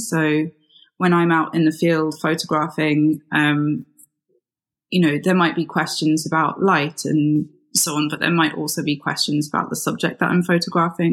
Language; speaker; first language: English; native; English